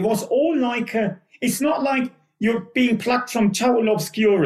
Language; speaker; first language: English; non-native, fluent; German